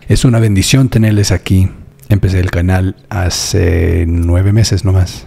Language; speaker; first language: Spanish; non-native, fluent; English